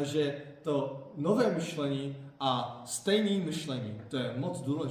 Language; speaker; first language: Czech; non-native, fluent; Korean